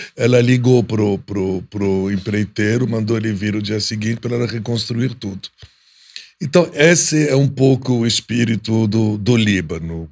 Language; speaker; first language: Portuguese; non-native, fluent; Arabic